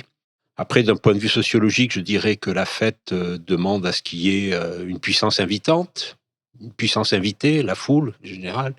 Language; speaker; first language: French; native; French